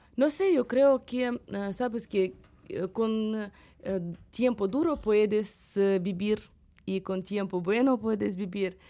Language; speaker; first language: Spanish; non-native, learner; Ukrainian